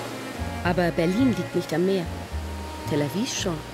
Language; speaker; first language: German; native; German